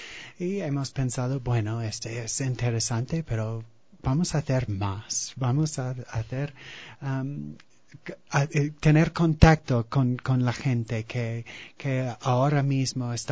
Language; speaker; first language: Spanish; non-native, fluent; English